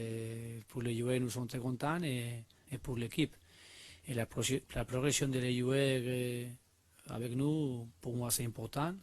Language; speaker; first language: French; non-native, learner; Spanish